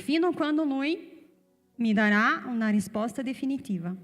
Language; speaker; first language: Italian; non-native, fluent; Portuguese